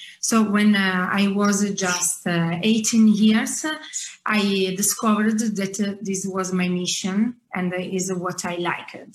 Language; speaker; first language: English; non-native, fluent; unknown